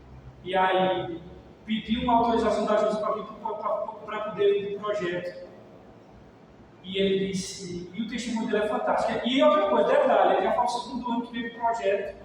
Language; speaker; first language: Portuguese; native; Portuguese